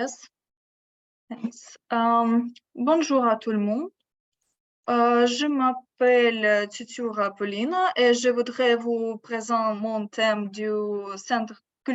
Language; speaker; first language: French; non-native, learner; Ukrainian